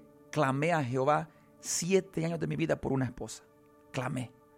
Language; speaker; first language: Spanish; early bilingual, heritage; Spanish